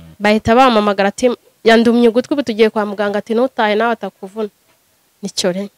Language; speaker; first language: Kinyarwanda; native; Kinyarwanda